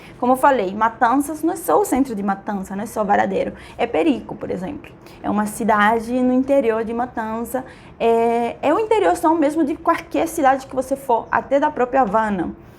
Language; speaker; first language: Portuguese; non-native, fluent; Spanish